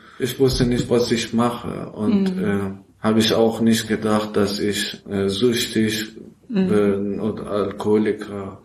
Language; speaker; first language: German; non-native, learner; Persian